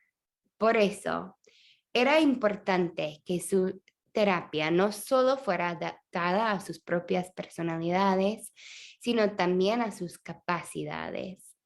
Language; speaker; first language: Spanish; non-native, fluent; English